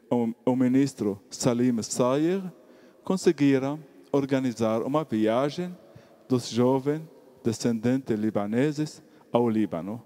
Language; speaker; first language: Portuguese; non-native, fluent; Arabic